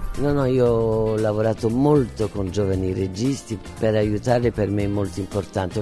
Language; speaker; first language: Italian; early bilingual, heritage; French